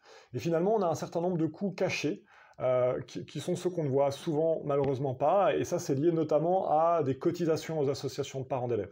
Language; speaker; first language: French; native; French